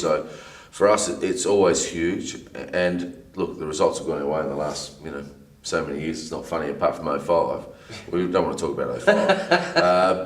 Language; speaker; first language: English; native; English